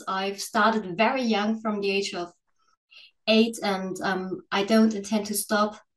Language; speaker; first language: English; non-native, fluent; German